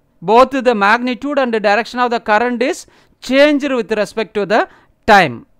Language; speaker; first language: English; non-native, local second language; Tamil